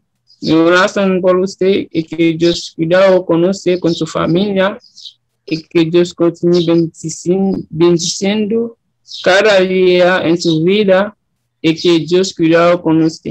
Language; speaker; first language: Spanish; non-native, learner; Haitian Creole